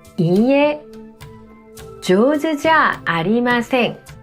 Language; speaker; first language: Japanese; non-native, fluent; Korean